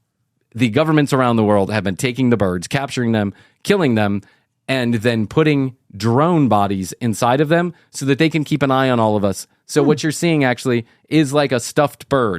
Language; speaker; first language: English; native; English